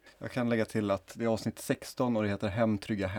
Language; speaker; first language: Swedish; native; Swedish